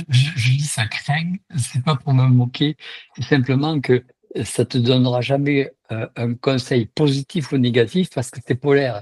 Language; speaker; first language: French; native; French